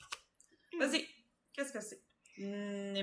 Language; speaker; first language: French; native; French